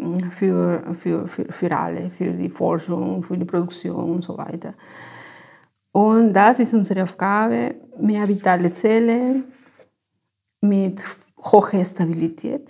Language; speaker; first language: German; non-native, fluent; Spanish